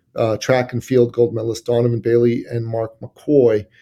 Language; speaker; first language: English; early bilingual, other home language; Persian